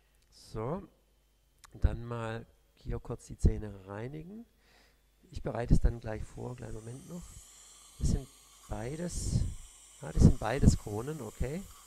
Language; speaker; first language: German; native; German